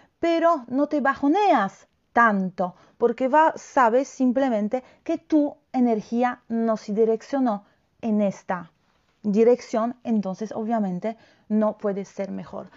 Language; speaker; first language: Spanish; non-native, fluent; Polish